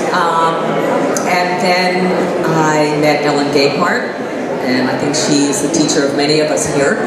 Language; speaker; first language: English; native; English